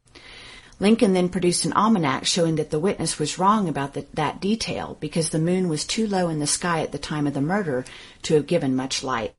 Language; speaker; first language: English; native; English